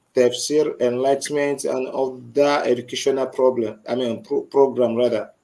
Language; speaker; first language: English; non-native, local second language; Yoruba